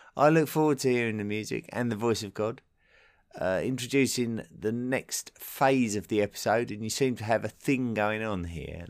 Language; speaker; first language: English; native; English